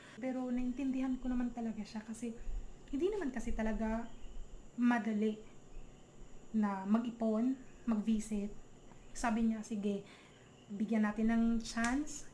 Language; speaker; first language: Filipino; non-native, local second language; Cebuano